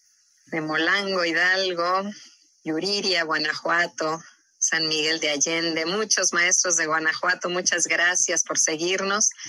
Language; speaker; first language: Spanish; native; Spanish